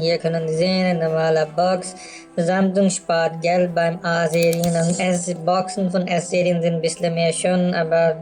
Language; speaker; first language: German; non-native, fluent; Urdu